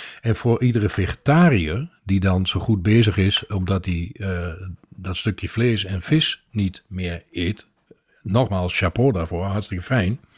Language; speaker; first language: Dutch; native; Dutch